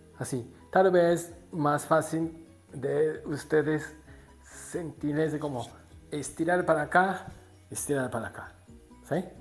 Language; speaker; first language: Spanish; non-native, learner; Japanese